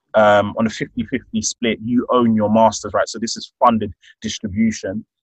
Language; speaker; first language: English; native; English